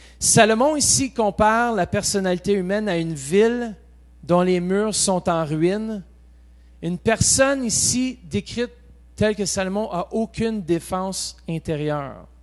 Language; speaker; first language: French; native; French